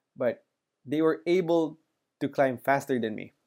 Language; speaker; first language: English; non-native, local second language; Filipino